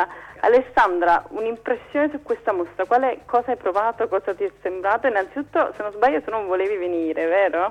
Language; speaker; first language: Italian; native; Italian